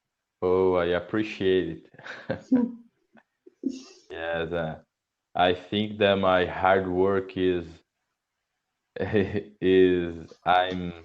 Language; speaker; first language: English; non-native, learner; Portuguese